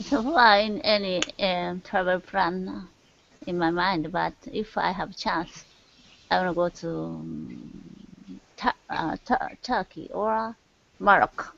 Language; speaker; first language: English; non-native, learner; Japanese